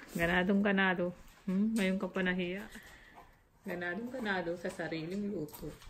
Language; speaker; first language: Filipino; native; Filipino